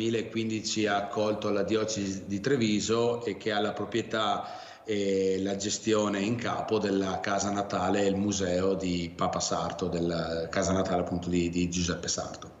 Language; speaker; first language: Italian; native; Italian